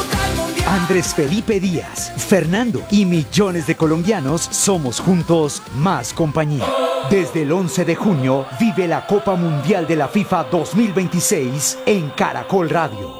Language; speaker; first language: Spanish; native; Spanish